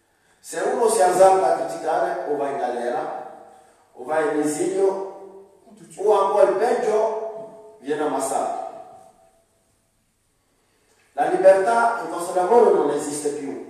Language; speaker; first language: Italian; non-native, fluent; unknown